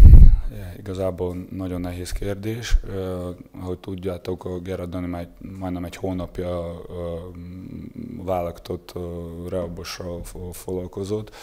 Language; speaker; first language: Hungarian; non-native, fluent; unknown